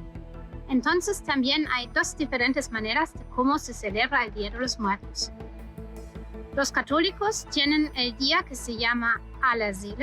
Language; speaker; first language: Spanish; non-native, fluent; German